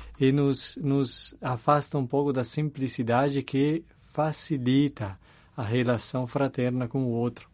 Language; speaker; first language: Portuguese; non-native, fluent; Italian